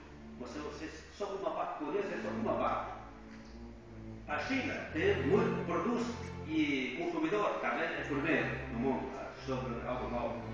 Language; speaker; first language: Portuguese; non-native, fluent; Chinese